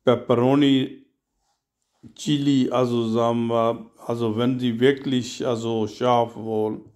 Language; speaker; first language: German; non-native, learner; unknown